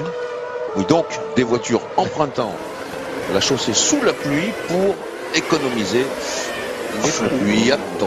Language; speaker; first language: French; native; French